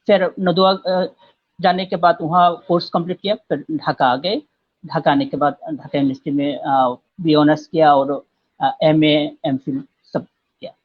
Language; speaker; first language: Hindi; non-native, fluent; Bangla